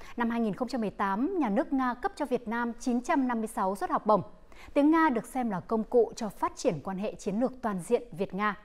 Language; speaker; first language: Vietnamese; native; Vietnamese